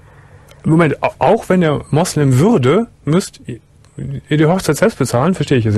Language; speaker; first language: German; native; German